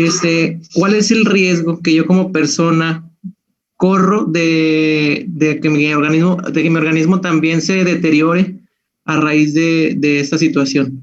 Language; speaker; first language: Spanish; native; Spanish